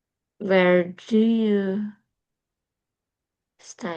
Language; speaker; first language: English; non-native, local second language; Indonesian